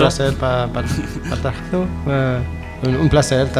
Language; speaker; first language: Spanish; non-native, learner; French